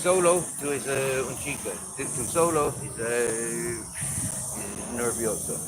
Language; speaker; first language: Spanish; non-native, learner; English